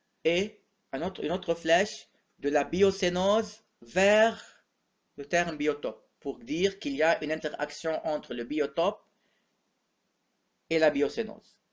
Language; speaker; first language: French; non-native, local second language; Arabic